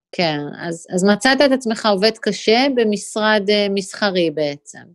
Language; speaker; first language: Hebrew; native; Hebrew